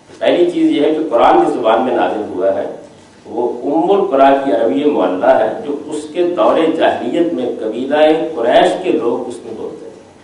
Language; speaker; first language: Urdu; non-native, local second language; Punjabi